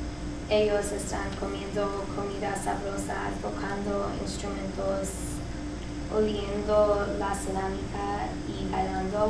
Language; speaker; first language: Spanish; non-native, learner; English